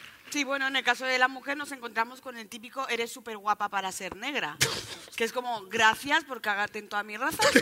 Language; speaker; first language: Spanish; native; Spanish